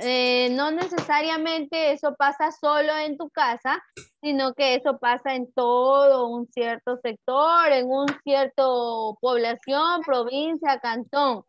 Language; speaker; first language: Spanish; native; Spanish